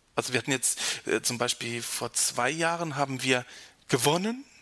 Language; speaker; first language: German; native; German